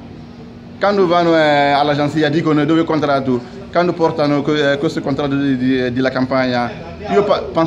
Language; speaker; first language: Italian; non-native, learner; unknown